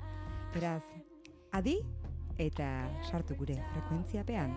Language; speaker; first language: Basque; native; Basque